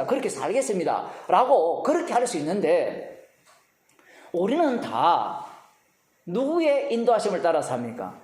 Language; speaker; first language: Korean; native; Korean